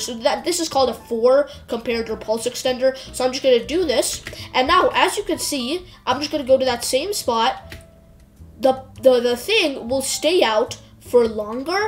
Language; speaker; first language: English; native; English